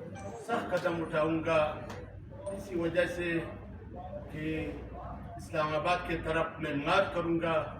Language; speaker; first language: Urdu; non-native, local second language; Pashto